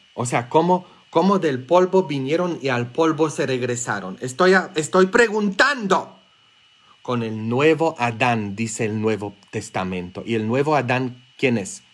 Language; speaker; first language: Spanish; non-native, fluent; English